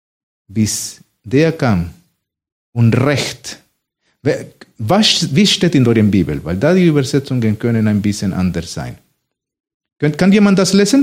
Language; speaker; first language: German; non-native, fluent; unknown